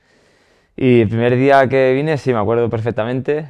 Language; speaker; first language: Spanish; native; Spanish